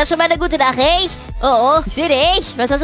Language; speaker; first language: German; native; German